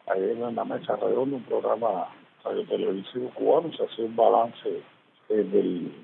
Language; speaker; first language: Spanish; native; Spanish